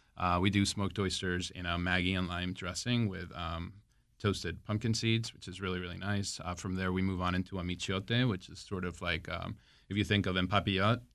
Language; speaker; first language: English; early bilingual, other home language; Spanish